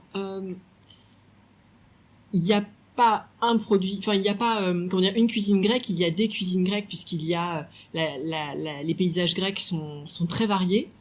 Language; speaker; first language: French; native; French